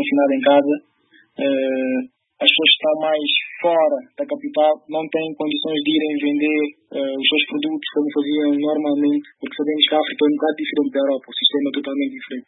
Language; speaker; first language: Portuguese; early bilingual, other home language; Upper Guinea Crioulo